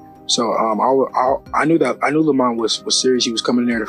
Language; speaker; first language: English; native; English